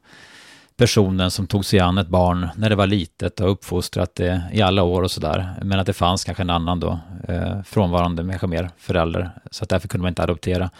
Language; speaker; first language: Swedish; native; Swedish